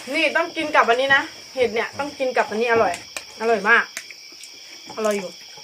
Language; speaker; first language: Thai; non-native, local second language; Karen languages